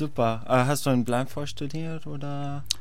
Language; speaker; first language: German; non-native, learner; Arabic